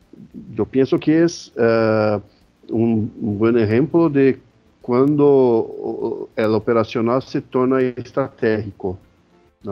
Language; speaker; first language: Portuguese; non-native, fluent; Spanish